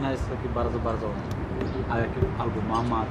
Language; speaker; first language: Polish; non-native, learner; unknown